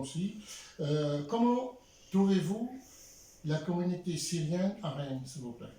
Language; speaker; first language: French; non-native, learner; Arabic